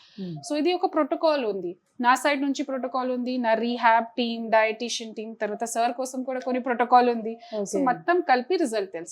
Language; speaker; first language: Telugu; non-native, fluent; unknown